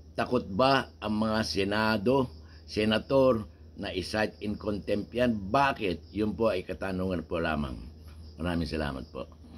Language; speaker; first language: Filipino; native; Filipino